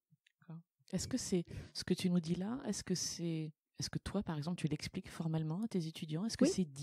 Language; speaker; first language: French; native; French